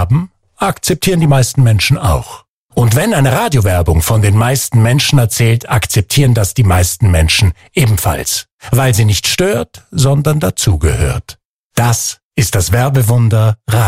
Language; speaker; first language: German; native; German